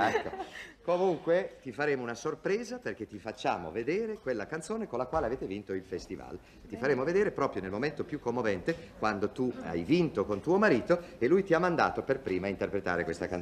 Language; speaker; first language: Italian; native; Italian